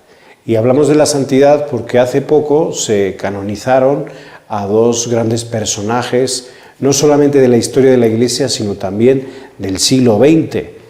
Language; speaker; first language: Spanish; native; Spanish